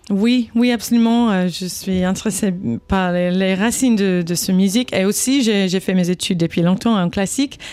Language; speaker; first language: French; non-native, learner; English